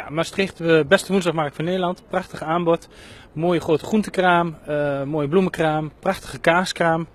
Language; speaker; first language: Dutch; native; Dutch